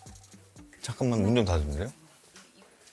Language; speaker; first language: Korean; native; Korean